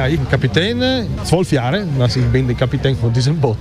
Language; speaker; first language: German; non-native, learner; Italian